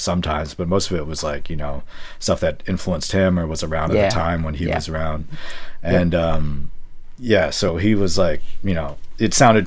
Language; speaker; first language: English; native; English